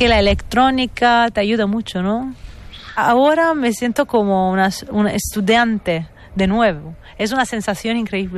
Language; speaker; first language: Spanish; non-native, fluent; Italian